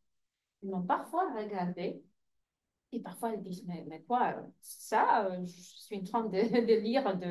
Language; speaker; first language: French; non-native, fluent; Polish